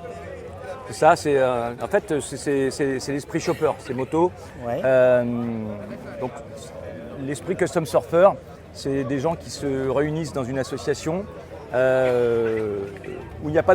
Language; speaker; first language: French; native; French